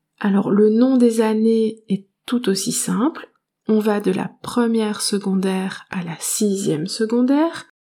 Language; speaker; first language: French; native; French